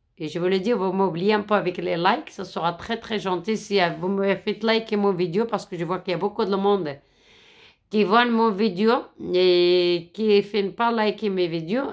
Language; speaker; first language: French; non-native, fluent; Arabic